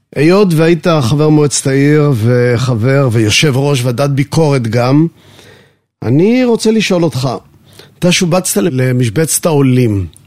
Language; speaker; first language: Hebrew; native; Hebrew